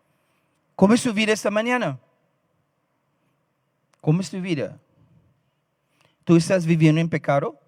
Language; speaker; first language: Spanish; non-native, fluent; English